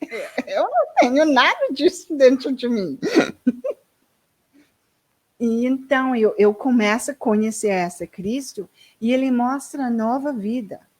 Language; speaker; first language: Portuguese; non-native, learner; English